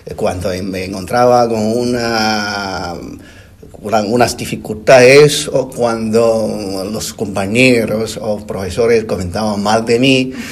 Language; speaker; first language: Spanish; non-native, fluent; Chinese